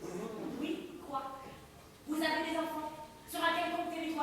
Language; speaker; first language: French; native; French